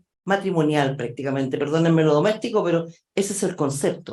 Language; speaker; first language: Spanish; native; Spanish